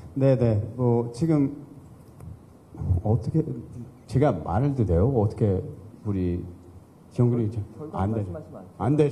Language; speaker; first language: Korean; early bilingual, heritage; English